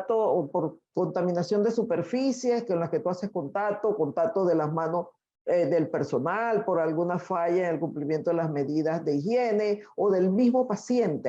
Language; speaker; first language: Spanish; native; Spanish